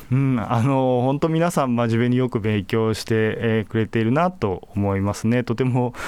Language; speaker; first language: Japanese; native; Japanese